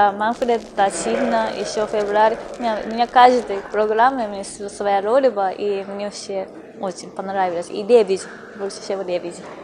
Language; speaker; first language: Russian; non-native, fluent; Japanese